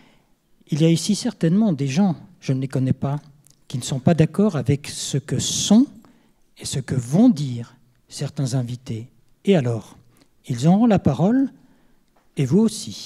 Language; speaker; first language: French; native; French